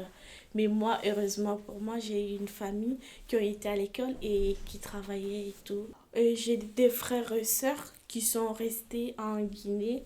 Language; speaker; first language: French; non-native, fluent; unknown